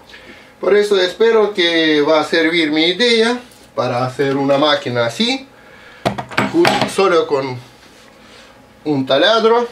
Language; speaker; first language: Spanish; non-native, learner; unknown